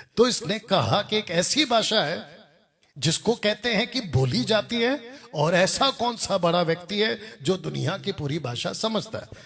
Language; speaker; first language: Hindi; non-native, local second language; Telugu